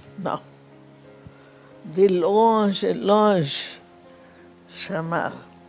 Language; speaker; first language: Portuguese; non-native, fluent; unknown